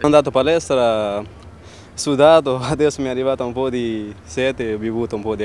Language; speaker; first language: Italian; non-native, learner; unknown